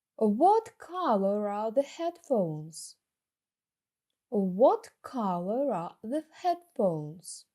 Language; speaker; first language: English; non-native, fluent; Ukrainian